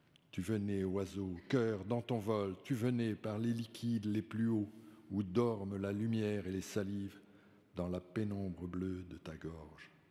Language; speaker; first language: French; early bilingual, other home language; Spanish